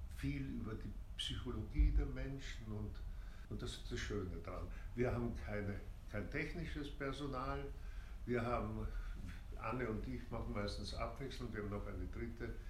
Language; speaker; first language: German; native; German